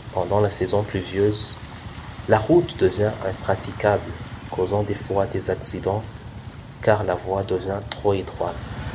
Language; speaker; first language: French; non-native, local second language; Rundi